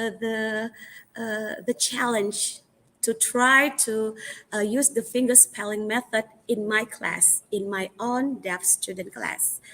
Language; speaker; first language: English; non-native, fluent; Indonesian